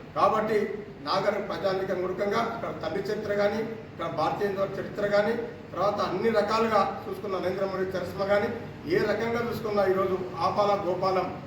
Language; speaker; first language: Telugu; native; Telugu